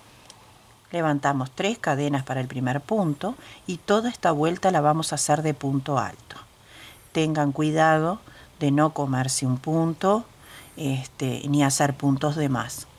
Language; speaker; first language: Spanish; native; Spanish